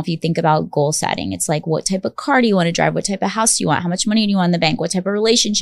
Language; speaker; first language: English; native; English